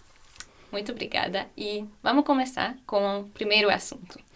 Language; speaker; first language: Portuguese; non-native, fluent; Hungarian